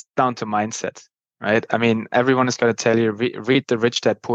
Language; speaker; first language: English; non-native, fluent; German